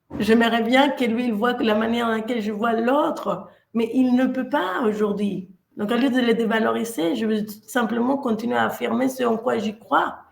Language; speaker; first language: French; non-native, fluent; Spanish